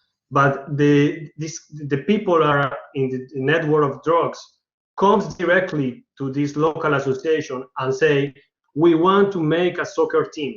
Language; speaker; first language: English; non-native, learner; Spanish